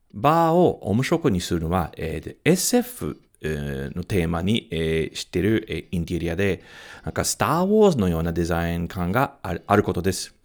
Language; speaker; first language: Japanese; non-native, fluent; English